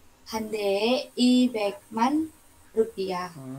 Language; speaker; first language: Korean; non-native, learner; Indonesian